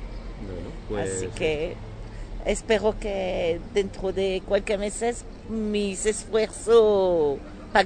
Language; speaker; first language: Spanish; non-native, fluent; French